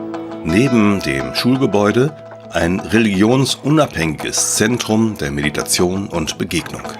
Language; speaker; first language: German; native; German